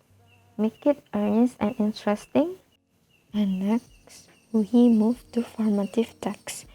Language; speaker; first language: English; non-native, fluent; Indonesian